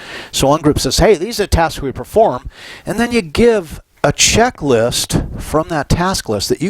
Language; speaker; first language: English; native; English